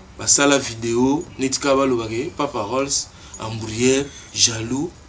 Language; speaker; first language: Lingala; native; Lingala